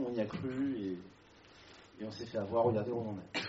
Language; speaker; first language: French; native; French